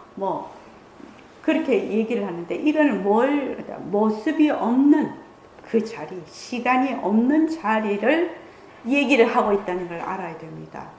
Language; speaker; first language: Korean; native; Korean